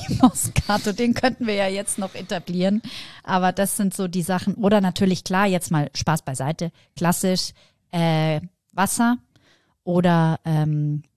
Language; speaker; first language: German; native; German